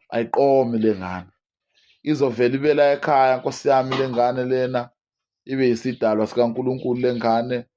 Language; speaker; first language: Zulu; non-native, local second language; Swati